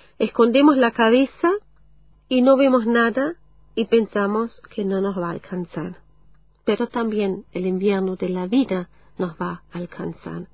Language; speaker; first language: Spanish; non-native, fluent; German